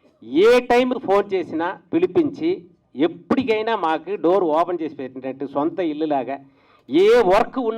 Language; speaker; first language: Telugu; native; Telugu